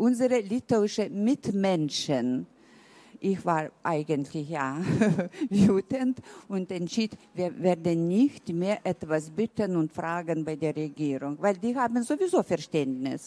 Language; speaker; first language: German; early bilingual, heritage; German